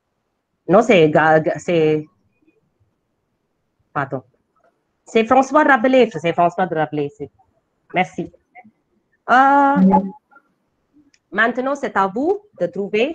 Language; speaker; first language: French; non-native, fluent; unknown